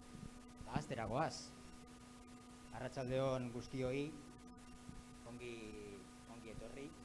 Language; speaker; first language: Basque; non-native, local second language; Spanish